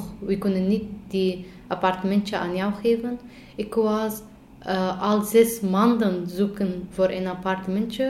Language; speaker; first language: Dutch; non-native, learner; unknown